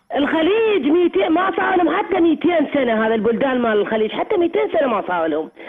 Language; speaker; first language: Arabic; native; Arabic